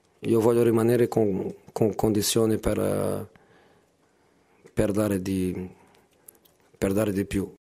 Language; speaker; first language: Italian; non-native, learner; Portuguese